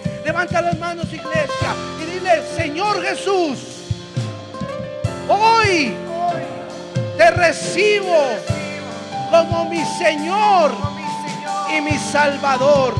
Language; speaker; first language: Spanish; native; Spanish